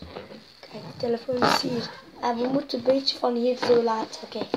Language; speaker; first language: Dutch; non-native, local second language; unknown